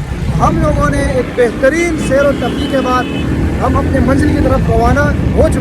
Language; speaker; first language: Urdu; non-native, local second language; Pashto